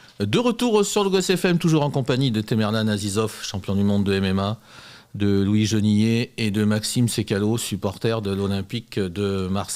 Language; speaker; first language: French; native; French